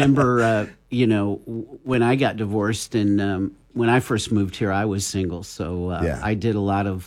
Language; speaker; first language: English; native; English